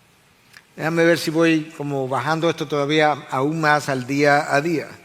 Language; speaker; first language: Spanish; native; Spanish